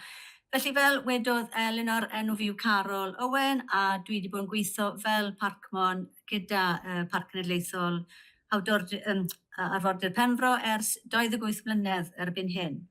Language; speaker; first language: Welsh; native; Welsh